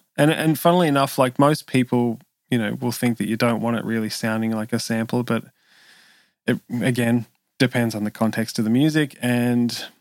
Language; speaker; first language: English; native; English